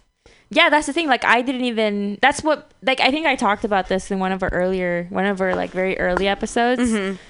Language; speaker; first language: English; non-native, fluent; Spanish